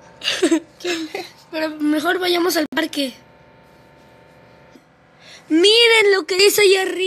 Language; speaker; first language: Spanish; native; Spanish